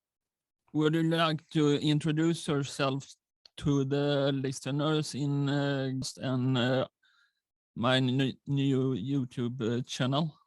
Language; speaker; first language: English; non-native, learner; Swedish